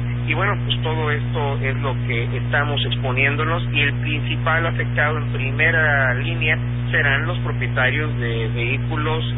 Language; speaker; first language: Spanish; native; Spanish